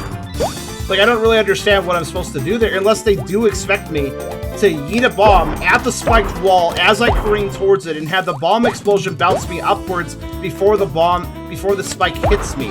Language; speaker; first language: English; native; English